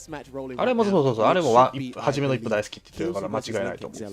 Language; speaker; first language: Japanese; native; Japanese